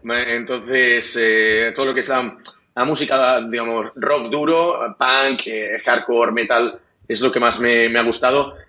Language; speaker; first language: Spanish; non-native, local second language; Catalan